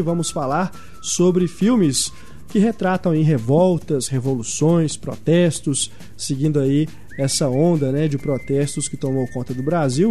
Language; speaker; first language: Portuguese; native; Portuguese